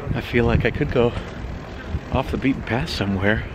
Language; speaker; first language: English; native; English